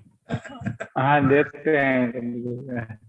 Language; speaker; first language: Hindi; non-native, local second language; Gujarati